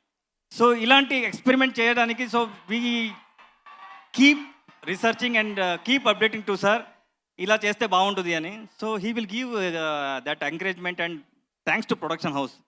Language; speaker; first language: Telugu; non-native, learner; Kannada